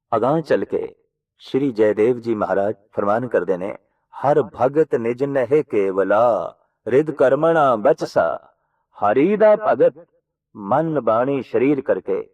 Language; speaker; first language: Hindi; non-native, local second language; Punjabi